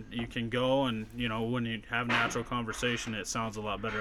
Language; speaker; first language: English; native; English